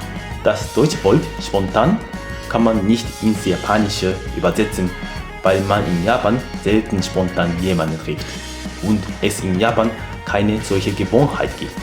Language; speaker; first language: German; non-native, fluent; Japanese